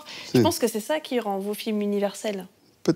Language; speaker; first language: French; native; French